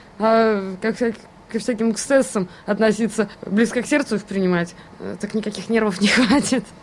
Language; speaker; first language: Russian; native; Russian